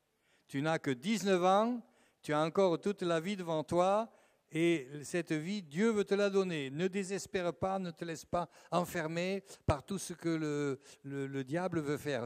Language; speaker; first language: French; native; French